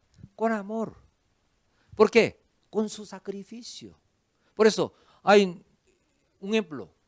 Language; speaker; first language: Spanish; non-native, fluent; Korean